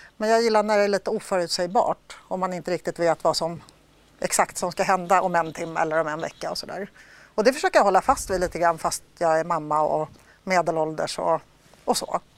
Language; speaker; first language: Swedish; early bilingual, other home language; Polish